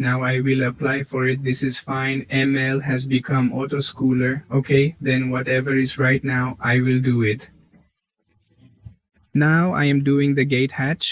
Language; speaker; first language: English; non-native, learner; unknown